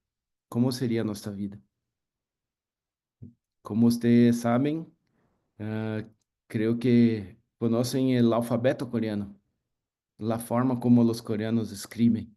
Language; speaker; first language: Spanish; non-native, learner; Portuguese